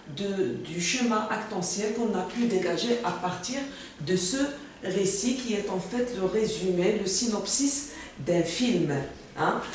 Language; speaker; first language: French; non-native, local second language; Arabic